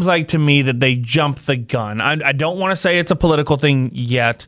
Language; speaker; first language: English; native; English